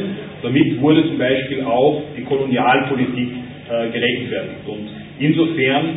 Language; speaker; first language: German; native; German